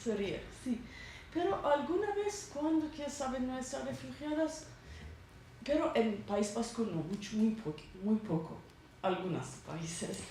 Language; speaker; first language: Spanish; non-native, learner; Persian